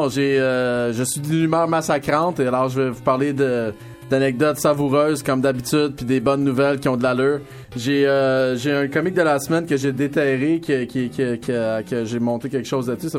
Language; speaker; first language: French; native; French